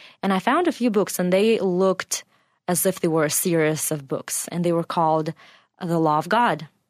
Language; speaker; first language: English; non-native, fluent; Russian